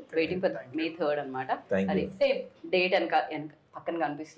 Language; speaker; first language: Telugu; native; Telugu